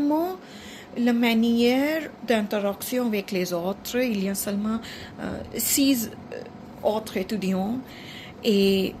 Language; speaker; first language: French; non-native, fluent; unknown